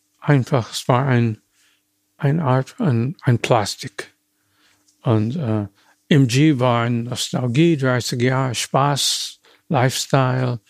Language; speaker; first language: German; non-native, fluent; English